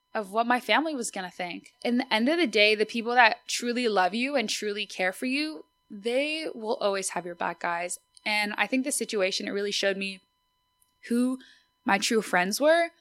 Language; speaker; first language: English; early bilingual, other home language; Spanish